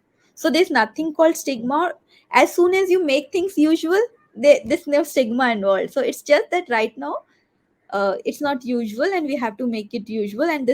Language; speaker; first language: English; non-native, local second language; Hindi